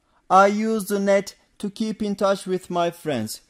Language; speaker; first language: English; non-native, fluent; Turkish